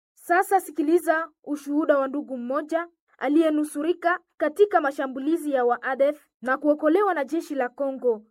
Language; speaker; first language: Swahili; non-native, local second language; Nande